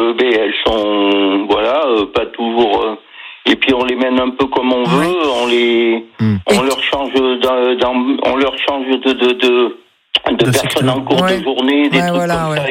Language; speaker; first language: French; native; French